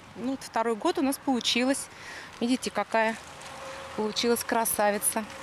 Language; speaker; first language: Russian; native; Russian